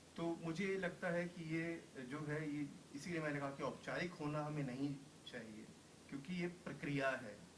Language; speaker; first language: Hindi; native; Hindi